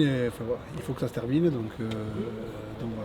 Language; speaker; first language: French; native; French